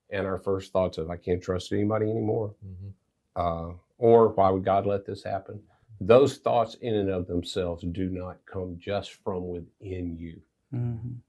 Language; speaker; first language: English; native; English